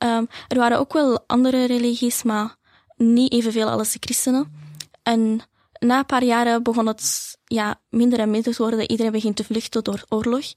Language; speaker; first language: Dutch; early bilingual, other home language; Arabic